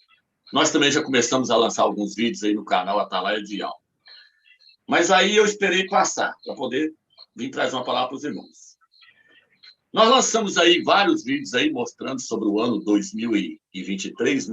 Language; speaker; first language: Portuguese; native; Portuguese